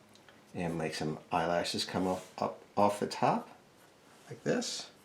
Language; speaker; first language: English; native; English